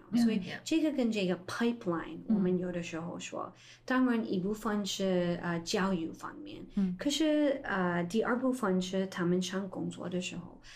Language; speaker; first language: Chinese; non-native, fluent; English